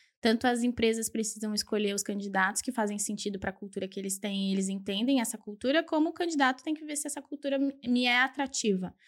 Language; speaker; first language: Portuguese; early bilingual, other home language; Spanish